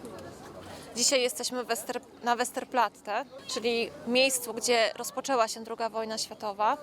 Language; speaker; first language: Polish; native; Polish